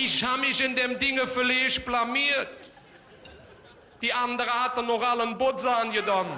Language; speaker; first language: German; native; German